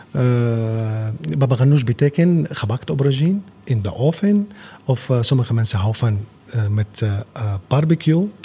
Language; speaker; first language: Dutch; non-native, learner; Arabic